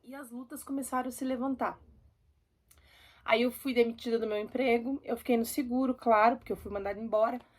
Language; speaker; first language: Portuguese; native; Portuguese